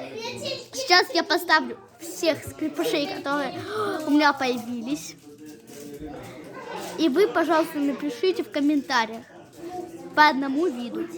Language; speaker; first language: Russian; native; Russian